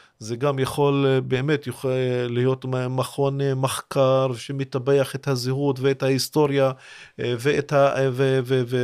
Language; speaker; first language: Hebrew; non-native, local second language; Arabic